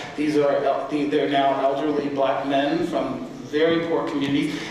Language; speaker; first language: English; native; English